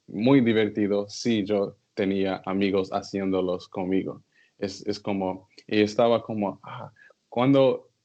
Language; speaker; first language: Spanish; non-native, learner; English